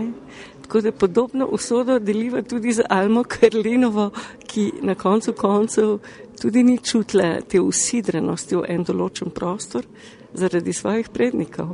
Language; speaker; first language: Slovenian; early bilingual, other home language; Macedonian